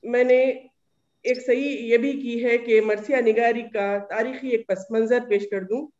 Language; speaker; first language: Urdu; native; Urdu